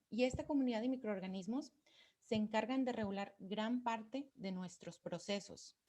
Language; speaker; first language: Spanish; native; Spanish